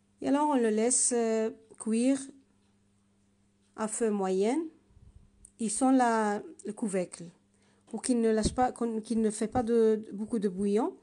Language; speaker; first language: French; non-native, learner; Arabic